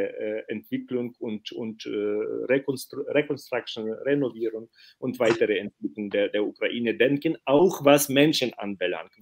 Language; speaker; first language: German; non-native, fluent; Ukrainian